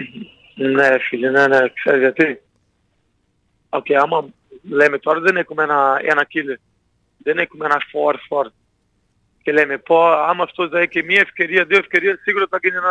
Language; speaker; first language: Greek; non-native, learner; Portuguese